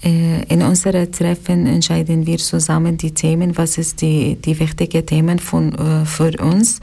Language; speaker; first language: German; non-native, learner; Arabic